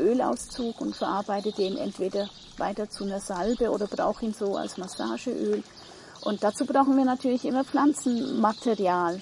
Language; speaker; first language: German; native; German